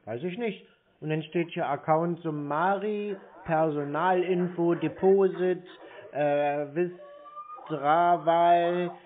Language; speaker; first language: German; native; German